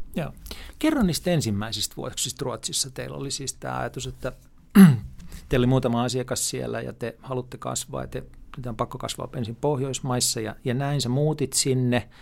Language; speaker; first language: Finnish; native; Finnish